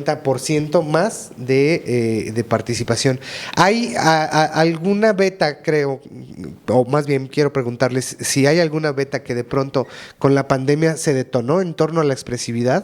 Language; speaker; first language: Spanish; native; Spanish